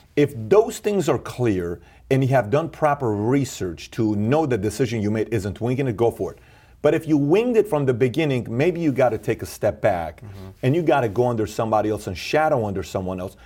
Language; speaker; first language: English; early bilingual, other home language; Persian